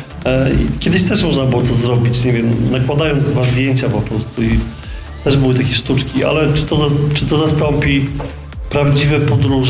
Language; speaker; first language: Polish; native; Polish